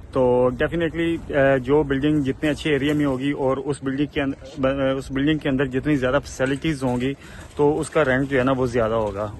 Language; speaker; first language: Urdu; non-native, local second language; Punjabi